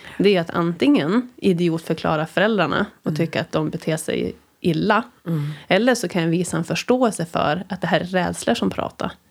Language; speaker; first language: Swedish; native; Swedish